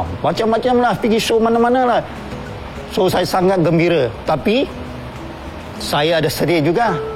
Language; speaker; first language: Malay; non-native, local second language; Chinese